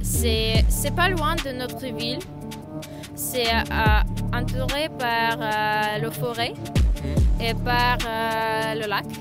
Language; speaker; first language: French; non-native, fluent; Ukrainian